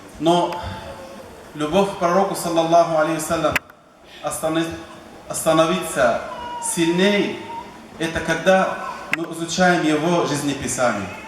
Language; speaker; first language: Russian; non-native, fluent; Arabic